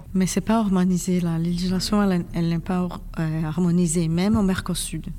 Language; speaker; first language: French; non-native, fluent; Portuguese